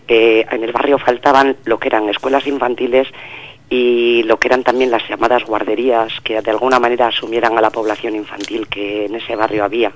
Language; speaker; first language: Spanish; native; Spanish